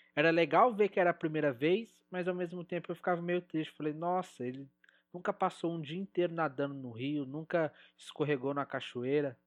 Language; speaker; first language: Portuguese; native; Portuguese